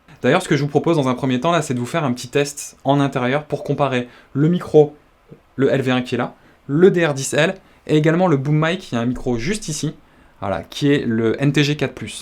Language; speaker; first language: French; native; French